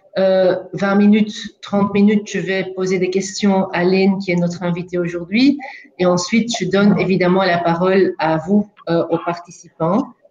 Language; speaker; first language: French; non-native, local second language; Dutch